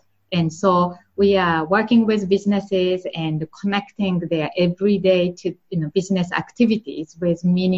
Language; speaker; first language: English; non-native, fluent; Japanese